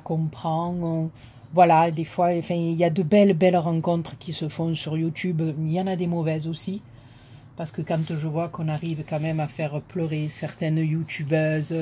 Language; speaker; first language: French; native; French